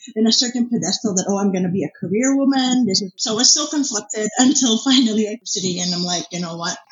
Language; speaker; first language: English; non-native, local second language; Filipino